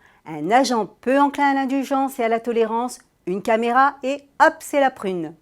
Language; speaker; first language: French; native; French